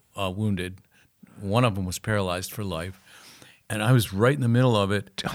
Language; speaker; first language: English; native; English